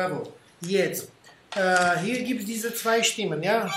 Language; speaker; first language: German; non-native, fluent; Armenian